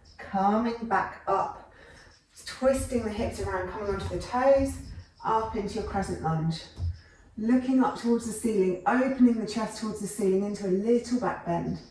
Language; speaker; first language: English; native; English